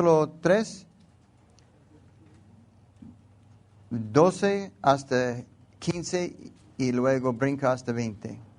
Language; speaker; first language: Spanish; non-native, learner; English